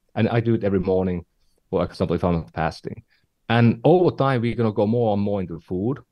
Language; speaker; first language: English; non-native, fluent; Finnish